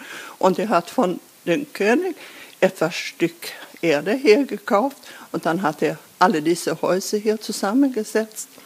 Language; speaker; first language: German; non-native, learner; Swedish